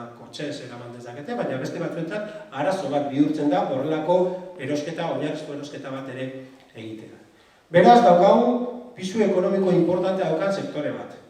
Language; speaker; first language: Basque; non-native, local second language; Spanish